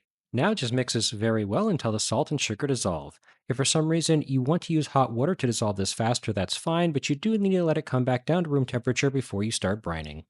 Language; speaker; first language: English; native; English